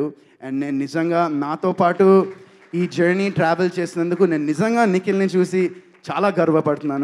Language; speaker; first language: Telugu; native; Telugu